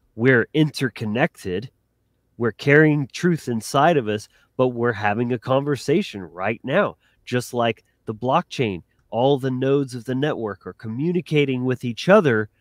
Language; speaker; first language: English; native; English